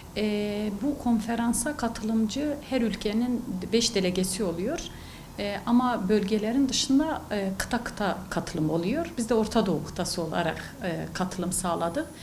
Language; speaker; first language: Turkish; non-native, local second language; Kurdish